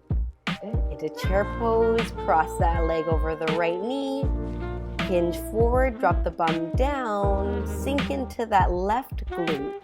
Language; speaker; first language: English; native; English